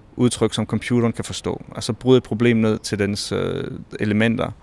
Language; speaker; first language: Danish; early bilingual, other home language; French